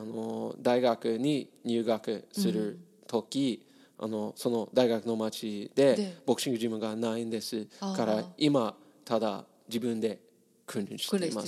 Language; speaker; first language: Japanese; non-native, learner; English